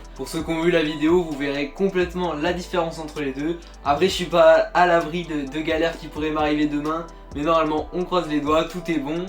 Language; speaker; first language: French; native; French